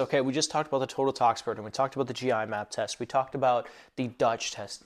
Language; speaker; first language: English; native; English